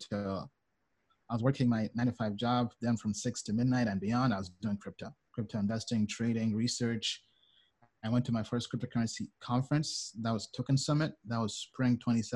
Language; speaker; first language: English; native; English